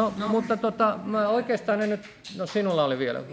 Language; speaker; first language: Finnish; native; Finnish